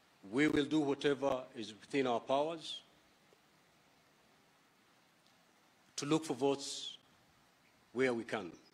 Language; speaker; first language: English; non-native, local second language; Giryama